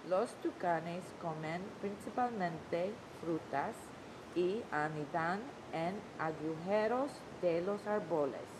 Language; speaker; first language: Spanish; non-native, learner; English